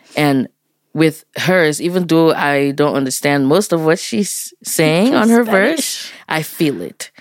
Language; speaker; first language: English; early bilingual, other home language; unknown